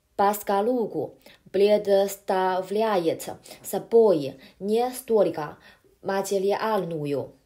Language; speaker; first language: Russian; non-native, learner; Chinese